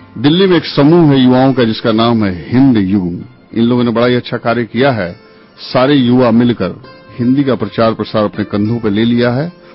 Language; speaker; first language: Hindi; native; Hindi